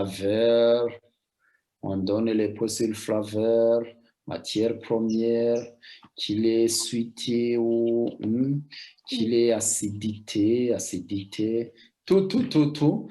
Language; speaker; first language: French; non-native, local second language; Rundi